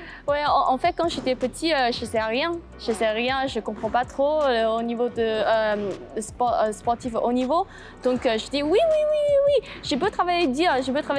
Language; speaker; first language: French; non-native, learner; Chinese